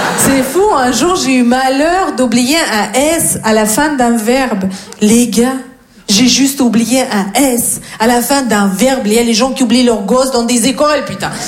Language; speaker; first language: French; non-native, fluent; Russian